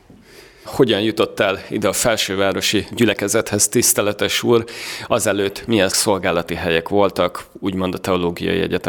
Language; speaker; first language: Hungarian; native; Hungarian